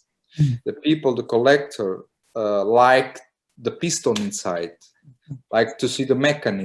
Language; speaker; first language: English; non-native, learner; Italian